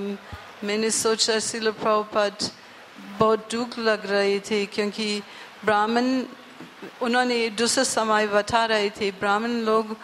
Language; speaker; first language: Hindi; non-native, learner; English